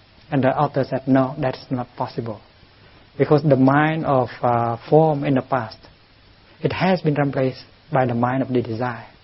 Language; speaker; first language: English; non-native, fluent; Vietnamese